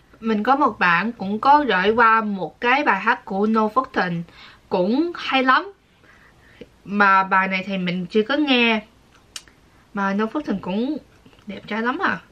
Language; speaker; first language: Vietnamese; early bilingual, heritage; Vietnamese